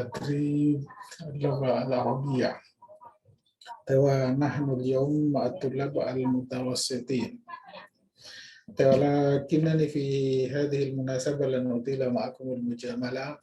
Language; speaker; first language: Arabic; non-native, fluent; Indonesian